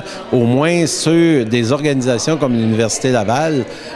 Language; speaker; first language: French; native; French